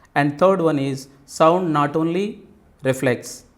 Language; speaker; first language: English; non-native, local second language; Telugu